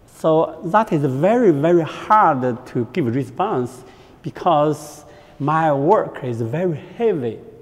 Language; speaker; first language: English; non-native, learner; Chinese